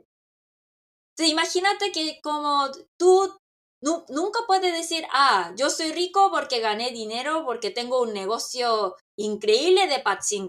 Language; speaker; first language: Spanish; non-native, local second language; Korean